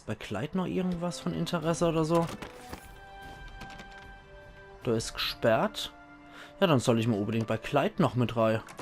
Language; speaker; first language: German; native; German